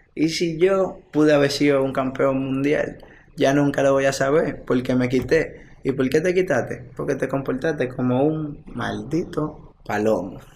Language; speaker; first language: Spanish; native; Spanish